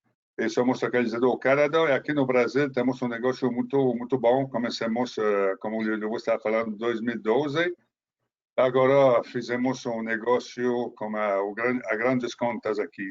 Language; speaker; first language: Portuguese; non-native, fluent; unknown